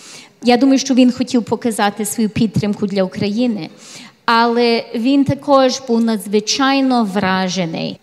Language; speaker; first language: Ukrainian; early bilingual, heritage; English